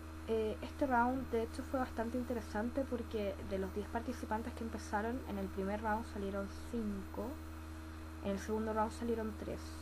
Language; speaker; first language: Spanish; native; Spanish